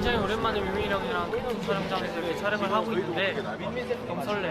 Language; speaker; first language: Korean; non-native, fluent; Chinese